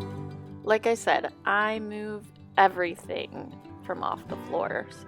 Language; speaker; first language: English; native; English